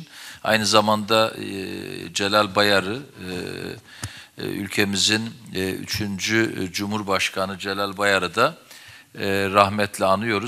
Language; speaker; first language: Turkish; native; Turkish